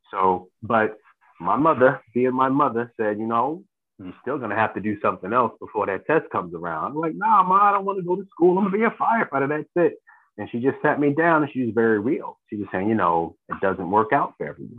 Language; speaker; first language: English; native; English